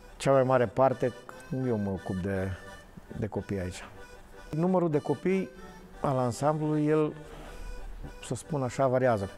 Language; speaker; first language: Romanian; non-native, local second language; Bulgarian